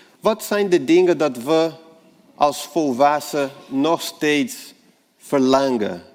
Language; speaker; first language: Dutch; non-native, fluent; Portuguese